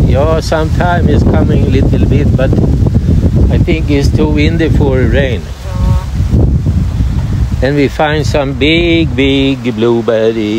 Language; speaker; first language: English; non-native, learner; Swedish